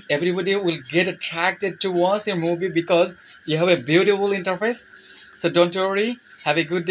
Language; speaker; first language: English; non-native, learner; Bangla